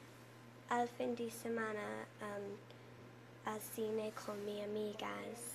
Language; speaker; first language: Spanish; non-native, learner; English